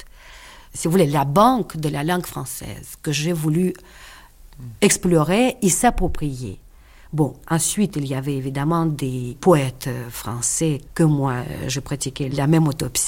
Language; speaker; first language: French; non-native, fluent; Russian